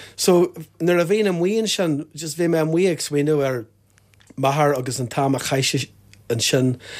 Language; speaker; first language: Irish; non-native, local second language; English